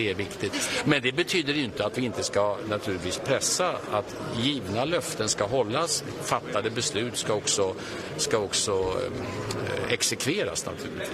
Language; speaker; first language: Swedish; native; Swedish